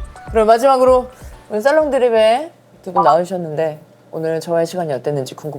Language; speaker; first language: Korean; native; Korean